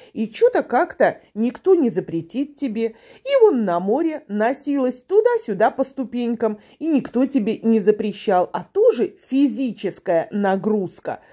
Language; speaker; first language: Russian; native; Russian